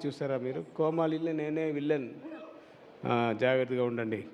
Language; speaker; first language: Telugu; non-native, learner; Tamil